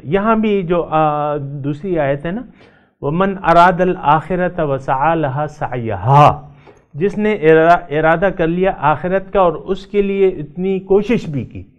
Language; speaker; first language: Urdu; non-native, local second language; Pashto